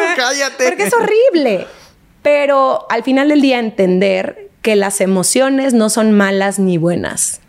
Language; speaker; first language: Spanish; native; Spanish